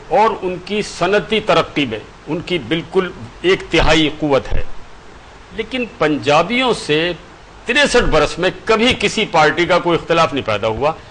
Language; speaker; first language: Urdu; native; Urdu